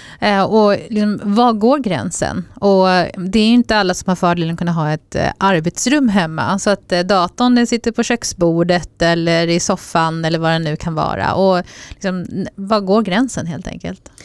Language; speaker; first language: Swedish; native; Swedish